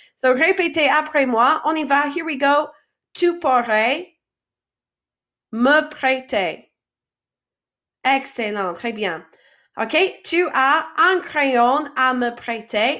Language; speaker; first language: French; non-native, fluent; English